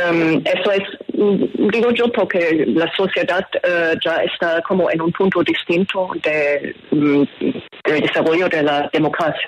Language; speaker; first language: Spanish; non-native, fluent; German